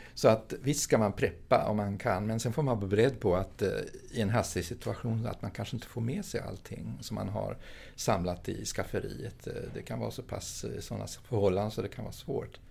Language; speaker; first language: Swedish; early bilingual, other home language; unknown